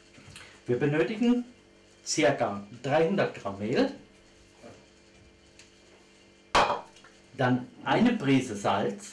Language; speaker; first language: German; native; German